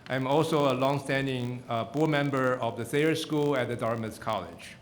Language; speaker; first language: English; non-native, fluent; Chinese